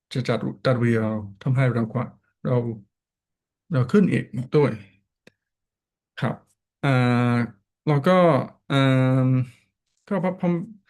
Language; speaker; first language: Thai; non-native, learner; English